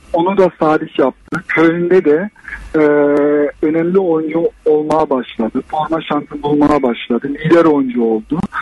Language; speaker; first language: Turkish; early bilingual, heritage; Turkish